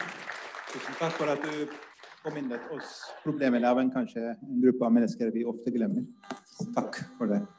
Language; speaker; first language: Norwegian; non-native, fluent; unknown